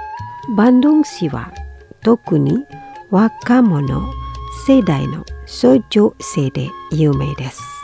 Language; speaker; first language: Japanese; non-native, fluent; Indonesian